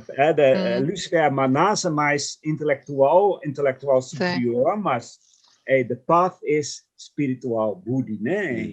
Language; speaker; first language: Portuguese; non-native, fluent; Dutch